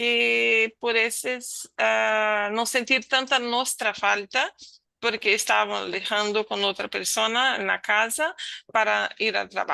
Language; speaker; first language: Spanish; non-native, learner; Portuguese